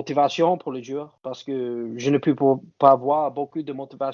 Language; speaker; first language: French; non-native, fluent; English